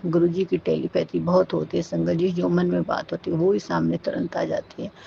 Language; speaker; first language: Hindi; native; Hindi